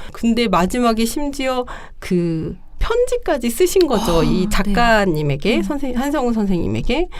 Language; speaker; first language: Korean; native; Korean